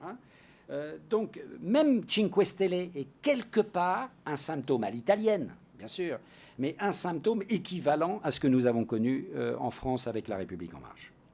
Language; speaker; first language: French; native; French